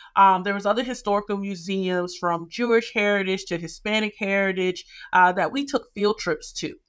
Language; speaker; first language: English; native; English